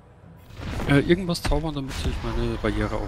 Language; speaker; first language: German; native; German